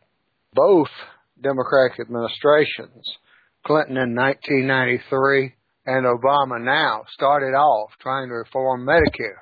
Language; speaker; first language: English; native; English